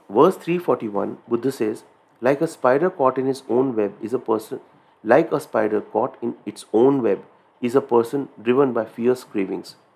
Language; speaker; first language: English; non-native, local second language; Hindi